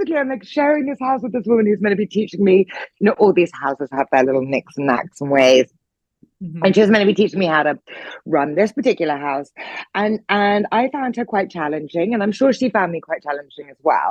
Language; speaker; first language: English; native; English